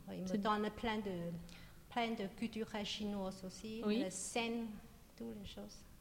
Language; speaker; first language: French; non-native, learner; Chinese